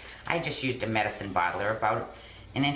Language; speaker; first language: English; native; English